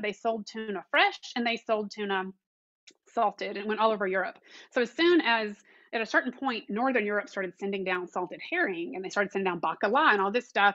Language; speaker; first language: English; native; English